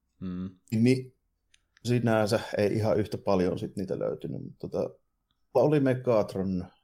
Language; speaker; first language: Finnish; native; Finnish